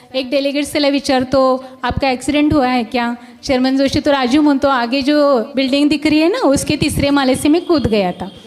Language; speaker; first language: Hindi; non-native, local second language; Marathi